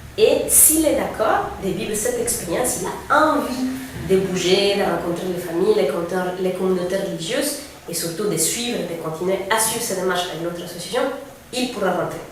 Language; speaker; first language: French; non-native, fluent; Spanish